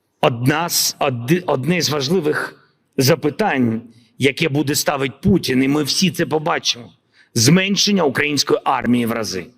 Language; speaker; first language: Ukrainian; non-native, local second language; Russian